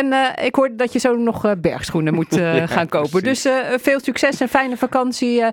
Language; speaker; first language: Dutch; native; Dutch